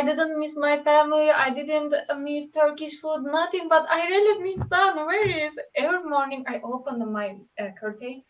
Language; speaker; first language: English; non-native, learner; Turkish